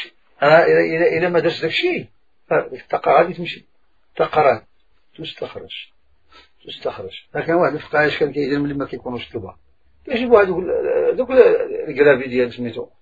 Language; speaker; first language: Arabic; native; Arabic